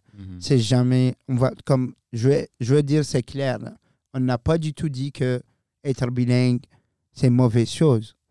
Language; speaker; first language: French; non-native, fluent; Arabic